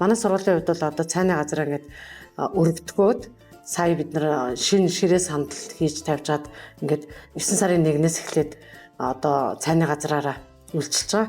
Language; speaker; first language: Mongolian; native; Mongolian